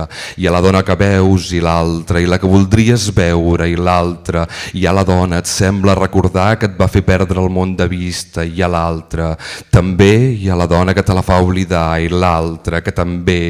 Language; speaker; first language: Catalan; native; Catalan